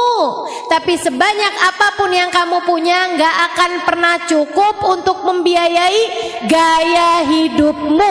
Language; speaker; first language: Indonesian; native; Indonesian